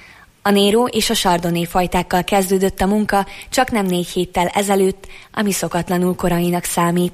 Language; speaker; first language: Hungarian; native; Hungarian